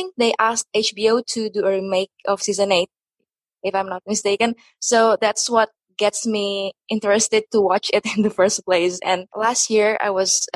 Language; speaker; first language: English; non-native, fluent; Indonesian